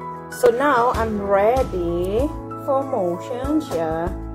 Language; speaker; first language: English; non-native, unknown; Indonesian